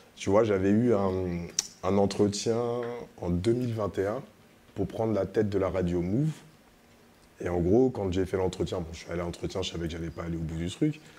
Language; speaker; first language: French; early bilingual, other home language; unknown